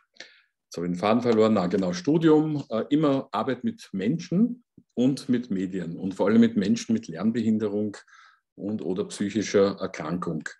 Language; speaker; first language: German; native; German